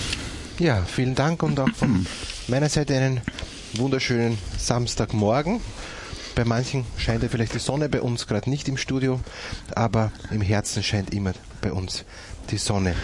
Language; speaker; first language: German; native; German